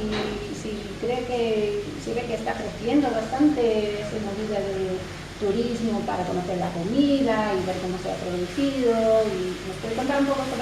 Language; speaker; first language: Spanish; non-native, fluent; English